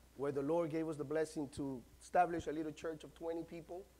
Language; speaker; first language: English; non-native, fluent; Spanish